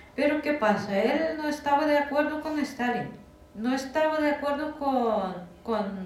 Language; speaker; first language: Spanish; non-native, fluent; Russian